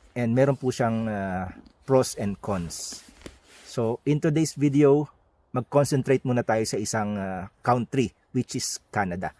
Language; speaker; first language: Filipino; native; Filipino